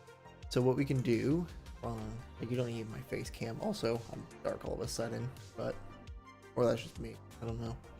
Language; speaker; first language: English; native; English